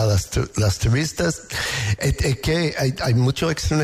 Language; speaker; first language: Spanish; non-native, learner; English